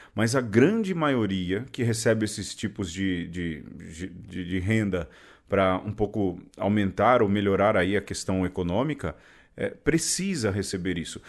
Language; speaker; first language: Portuguese; native; Portuguese